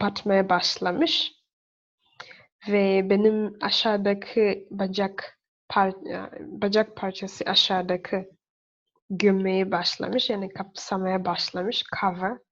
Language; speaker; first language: Turkish; non-native, learner; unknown